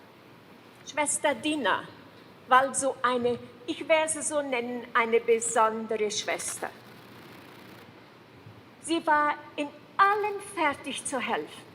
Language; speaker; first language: German; early bilingual, heritage; German